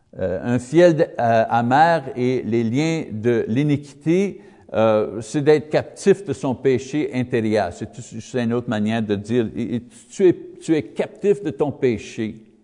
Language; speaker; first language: French; non-native, learner; English